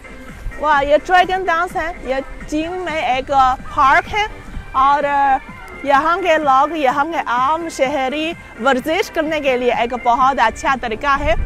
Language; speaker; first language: Hindi; non-native, fluent; Chinese